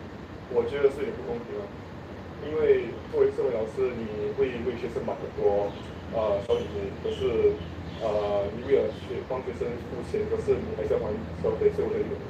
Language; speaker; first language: Chinese; non-native, learner; Thai